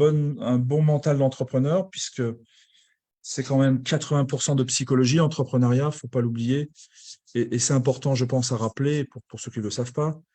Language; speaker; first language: French; native; French